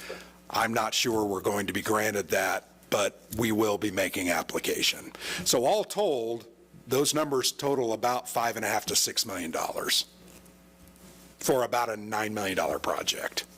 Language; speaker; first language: English; native; English